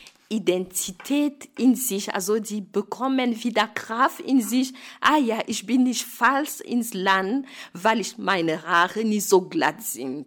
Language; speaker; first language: German; non-native, fluent; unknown